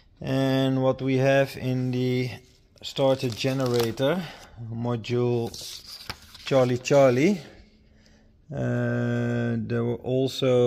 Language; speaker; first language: English; non-native, fluent; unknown